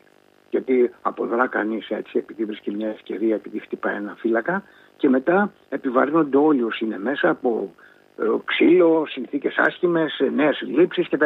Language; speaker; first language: Greek; native; Greek